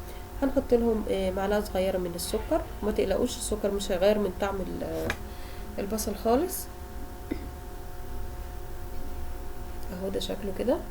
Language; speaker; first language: Arabic; native; Arabic